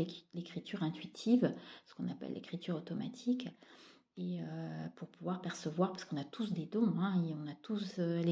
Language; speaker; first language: French; native; French